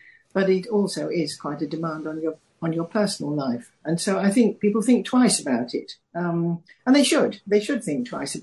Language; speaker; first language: English; native; English